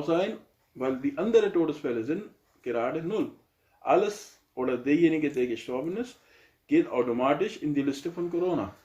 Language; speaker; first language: German; non-native, learner; Urdu